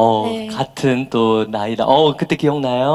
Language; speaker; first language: Korean; native; Korean